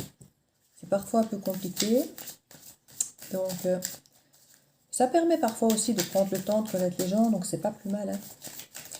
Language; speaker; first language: French; native; French